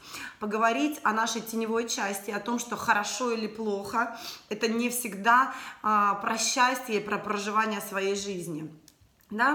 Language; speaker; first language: Russian; native; Russian